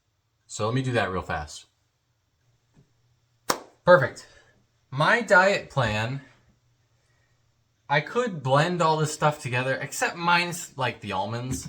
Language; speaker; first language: English; native; English